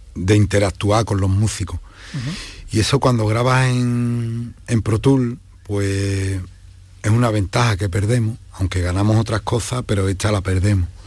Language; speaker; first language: Spanish; native; Spanish